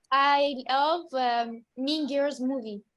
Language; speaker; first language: English; non-native, learner; Arabic